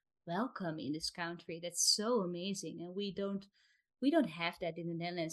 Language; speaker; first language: English; non-native, fluent; Dutch